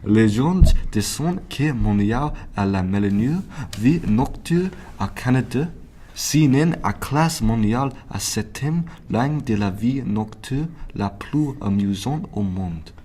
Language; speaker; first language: French; non-native, learner; English